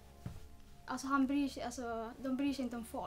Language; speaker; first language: Swedish; non-native, learner; Tigrinya